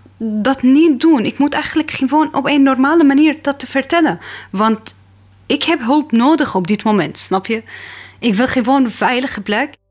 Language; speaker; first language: Dutch; non-native, fluent; Arabic